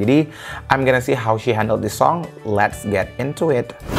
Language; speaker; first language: English; non-native, fluent; Indonesian